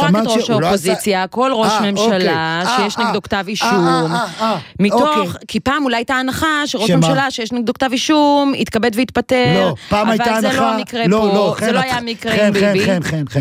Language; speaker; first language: Hebrew; native; Hebrew